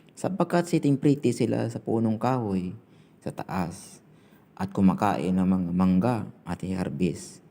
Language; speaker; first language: Filipino; non-native, local second language; Cebuano